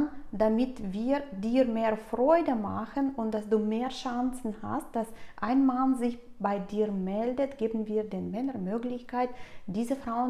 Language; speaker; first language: German; non-native, fluent; Russian